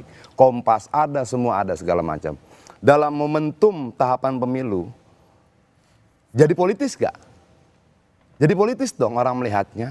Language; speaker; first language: Indonesian; native; Indonesian